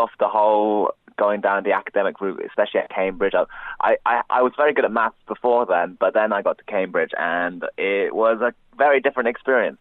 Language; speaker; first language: English; native; English